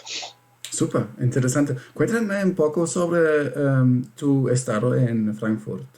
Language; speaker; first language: Spanish; non-native, fluent; German